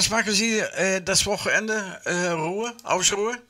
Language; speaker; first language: German; non-native, learner; Dutch